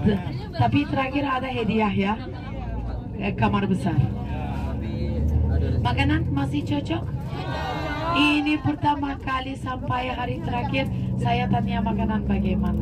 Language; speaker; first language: Indonesian; non-native, fluent; Turkish